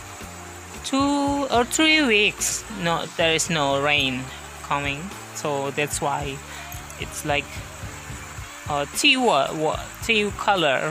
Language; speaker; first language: English; non-native, learner; Indonesian